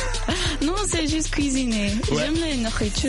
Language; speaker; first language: French; non-native, learner; English